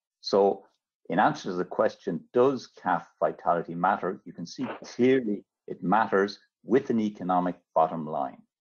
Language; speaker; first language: English; native; English